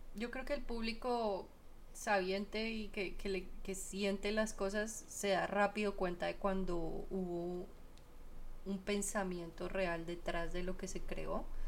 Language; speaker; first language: Spanish; early bilingual, heritage; Spanish